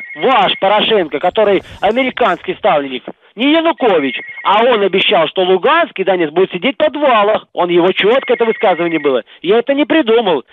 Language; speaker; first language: Russian; native; Russian